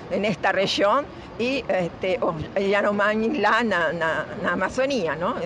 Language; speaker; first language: Portuguese; non-native, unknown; Spanish